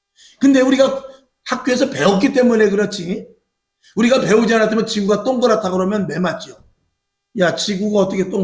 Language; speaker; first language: Korean; native; Korean